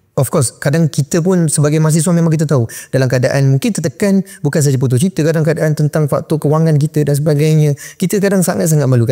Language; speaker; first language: Malay; native; Malay